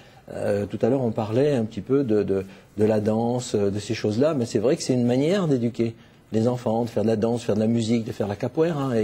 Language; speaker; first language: French; native; French